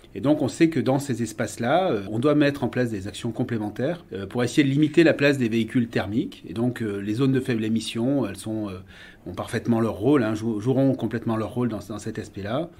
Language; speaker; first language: French; native; French